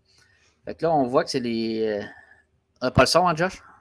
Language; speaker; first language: French; native; French